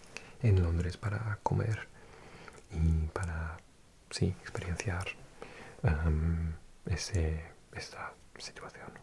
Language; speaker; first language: Spanish; non-native, fluent; English